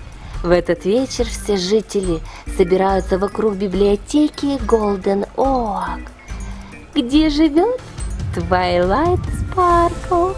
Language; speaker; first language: Russian; native; Russian